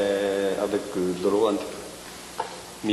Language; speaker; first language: French; non-native, learner; Japanese